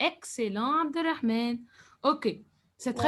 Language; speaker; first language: French; non-native, fluent; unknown